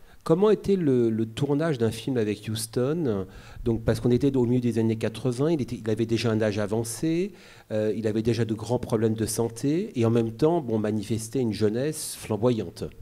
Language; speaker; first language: French; native; French